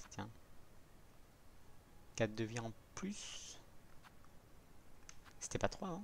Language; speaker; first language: French; native; French